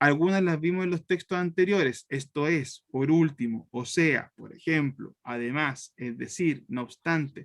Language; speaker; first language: Spanish; native; Spanish